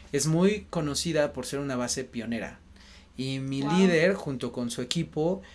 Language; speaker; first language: Spanish; native; Spanish